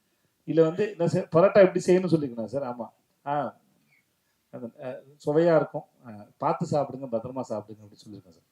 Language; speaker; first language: Tamil; native; Tamil